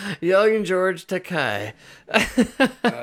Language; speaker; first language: English; native; English